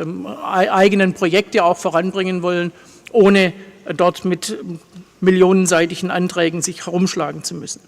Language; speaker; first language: German; native; German